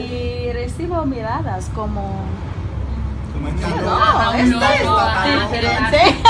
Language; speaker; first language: Spanish; non-native, learner; English